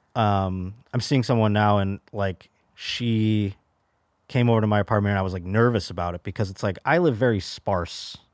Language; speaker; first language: English; native; English